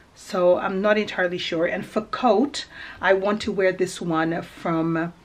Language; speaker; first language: English; early bilingual, other home language; Portuguese